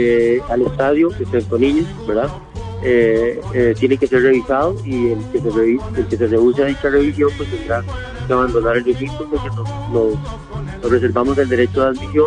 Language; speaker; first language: Spanish; native; Spanish